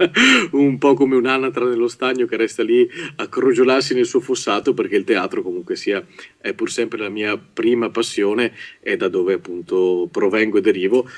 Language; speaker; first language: Italian; native; Italian